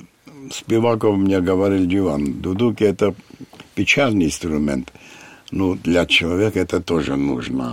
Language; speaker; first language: Russian; non-native, fluent; Armenian